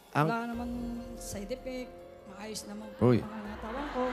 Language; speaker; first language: Filipino; native; Filipino